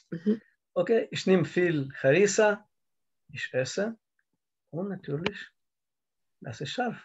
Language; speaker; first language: German; non-native, learner; Russian